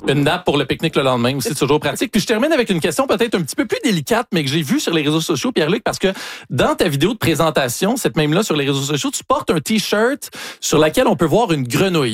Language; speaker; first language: French; native; French